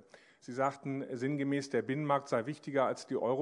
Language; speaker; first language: German; native; German